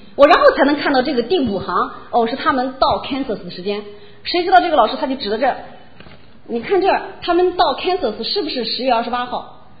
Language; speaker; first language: Chinese; native; Chinese